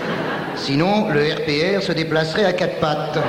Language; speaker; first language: French; native; French